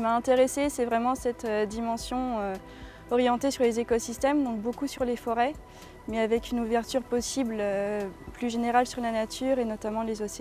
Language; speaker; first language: French; native; French